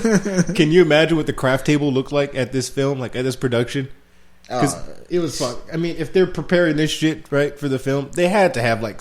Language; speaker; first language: English; native; English